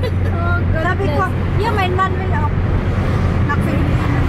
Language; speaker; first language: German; non-native, fluent; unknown